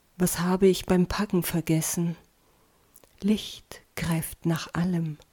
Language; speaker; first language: German; native; German